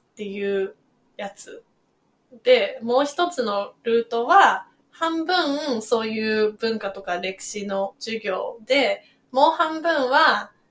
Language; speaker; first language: Japanese; non-native, fluent; Chinese